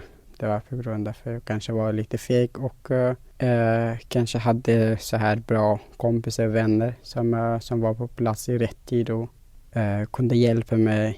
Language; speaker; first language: Swedish; non-native, fluent; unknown